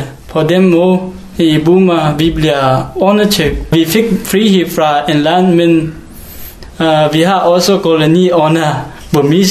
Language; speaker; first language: Danish; non-native, learner; Hakha Chin